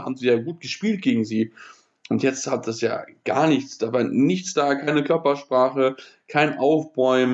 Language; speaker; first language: German; native; German